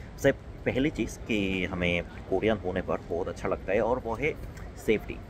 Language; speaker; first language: Hindi; non-native, fluent; Korean